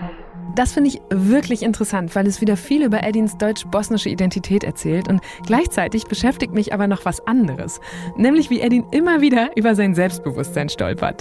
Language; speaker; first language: German; native; German